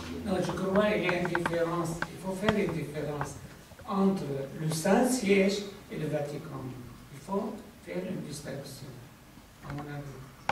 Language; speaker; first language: French; non-native, fluent; Arabic